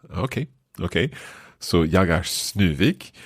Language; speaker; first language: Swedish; non-native, learner; English